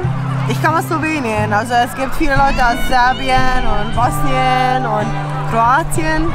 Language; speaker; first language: German; non-native, learner; Slovenian